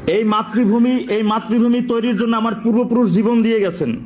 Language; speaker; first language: Bangla; native; Bangla